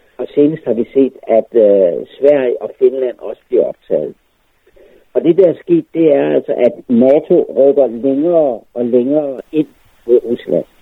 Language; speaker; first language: Danish; native; Danish